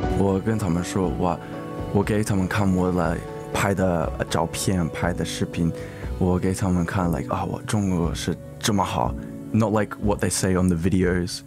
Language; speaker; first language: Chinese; early bilingual, heritage; Chinese